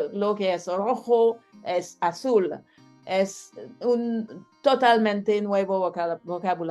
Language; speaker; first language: Spanish; non-native, learner; French